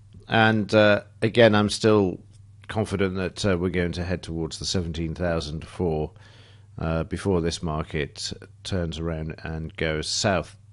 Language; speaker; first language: English; native; English